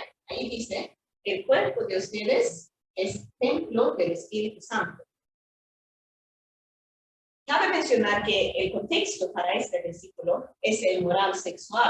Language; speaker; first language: Spanish; non-native, fluent; Swedish